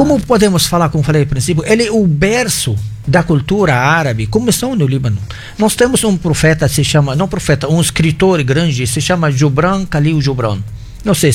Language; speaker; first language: Portuguese; non-native, fluent; Arabic